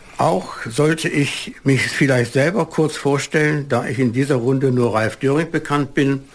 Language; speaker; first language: German; native; German